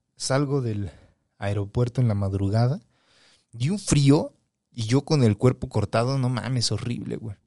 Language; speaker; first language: Spanish; native; Spanish